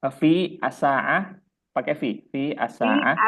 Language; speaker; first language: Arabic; non-native, fluent; Indonesian